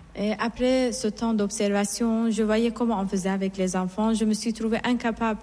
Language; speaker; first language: French; non-native, fluent; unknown